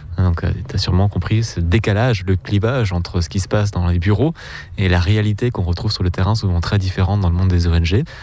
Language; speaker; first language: French; native; French